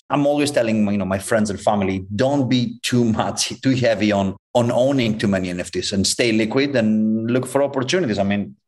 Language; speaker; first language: English; non-native, fluent; Greek